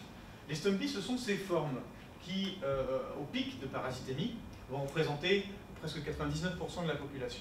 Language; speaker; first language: French; native; French